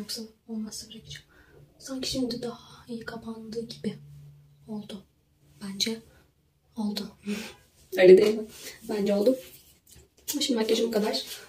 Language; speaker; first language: Turkish; native; Turkish